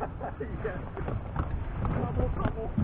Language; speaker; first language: Japanese; native; Japanese